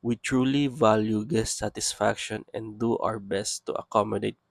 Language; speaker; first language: English; non-native, local second language; Filipino